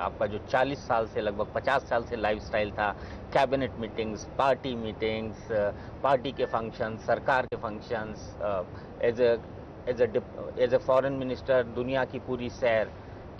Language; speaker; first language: Hindi; native; Hindi